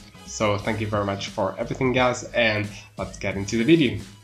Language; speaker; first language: English; non-native, fluent; Spanish